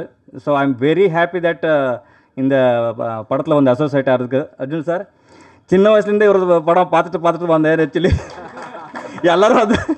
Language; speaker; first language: Tamil; non-native, learner; Kannada